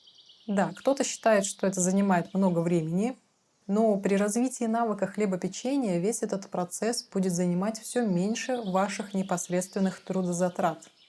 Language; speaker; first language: Russian; native; Russian